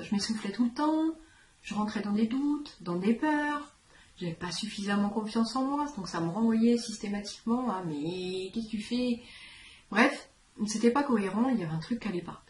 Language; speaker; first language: French; native; French